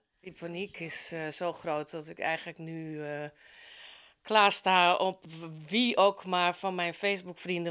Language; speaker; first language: Dutch; native; Dutch